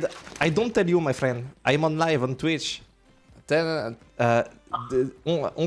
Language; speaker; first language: English; non-native, learner; French